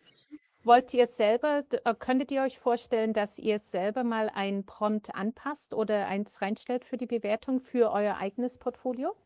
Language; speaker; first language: German; native; German